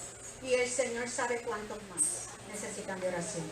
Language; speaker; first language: Spanish; native; Spanish